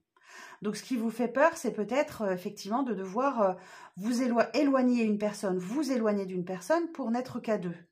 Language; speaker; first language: French; native; French